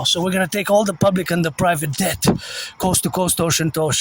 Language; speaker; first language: English; native; English